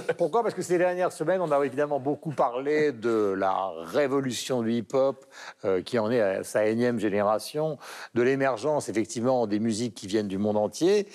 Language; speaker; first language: French; native; French